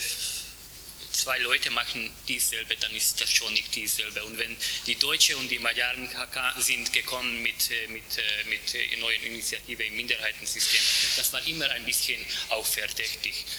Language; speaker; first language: German; non-native, fluent; Hungarian